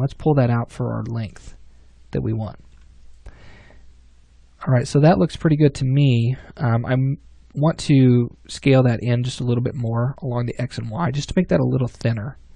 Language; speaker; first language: English; native; English